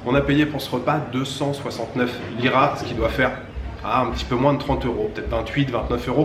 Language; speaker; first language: French; native; French